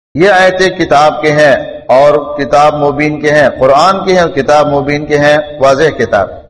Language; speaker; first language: Urdu; non-native, local second language; Pashto